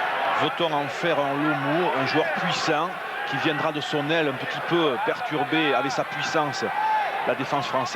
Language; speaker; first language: French; native; French